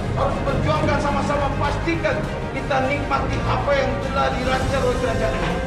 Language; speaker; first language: Malay; non-native, local second language; Chinese